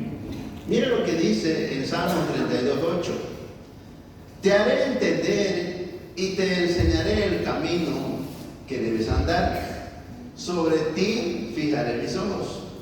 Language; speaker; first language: Spanish; native; Spanish